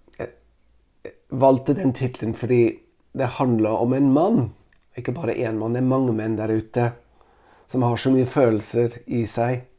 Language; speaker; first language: Norwegian; non-native, fluent; Italian